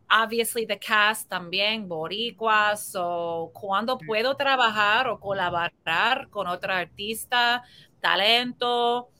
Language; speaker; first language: Spanish; early bilingual, heritage; Spanish